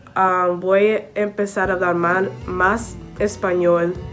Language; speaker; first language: Spanish; early bilingual, other home language; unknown